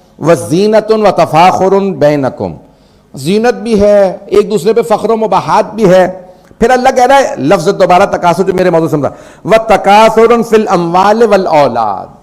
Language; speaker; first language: Urdu; native; Urdu